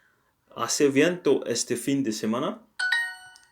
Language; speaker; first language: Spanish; non-native, learner; English